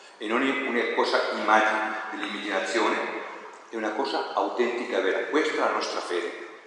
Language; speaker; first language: Italian; non-native, fluent; Spanish